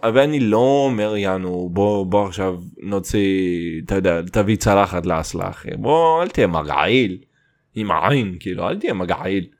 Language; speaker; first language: Hebrew; non-native, fluent; Russian